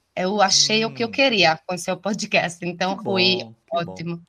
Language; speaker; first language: Portuguese; non-native, fluent; Italian